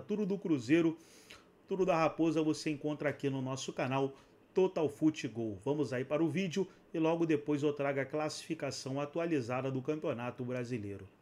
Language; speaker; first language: Portuguese; native; Portuguese